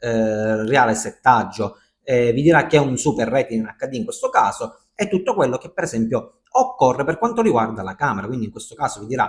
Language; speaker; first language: Italian; native; Italian